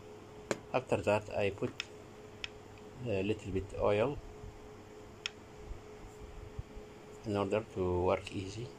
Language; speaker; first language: English; non-native, learner; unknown